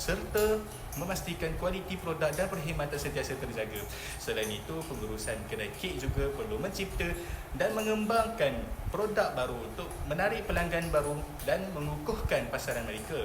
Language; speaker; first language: Malay; native; Malay